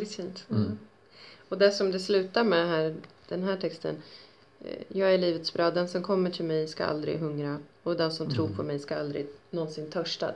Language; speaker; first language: Swedish; native; Swedish